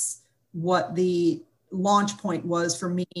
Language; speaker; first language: English; native; English